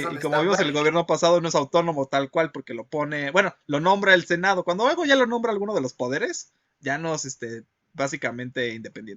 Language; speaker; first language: Spanish; native; Spanish